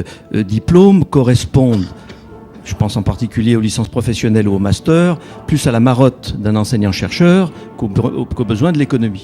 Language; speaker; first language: French; native; French